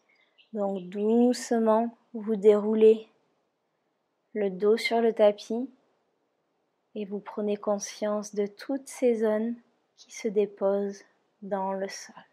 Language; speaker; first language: French; native; French